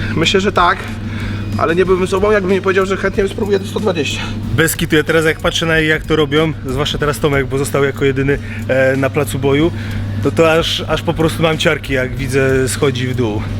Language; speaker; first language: Polish; native; Polish